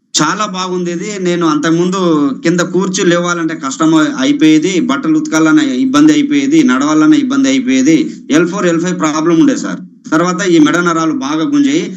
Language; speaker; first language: Telugu; non-native, local second language; Lambadi